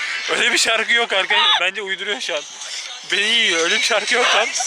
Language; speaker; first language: Turkish; native; Turkish